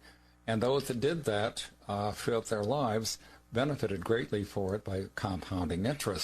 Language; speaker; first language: English; native; English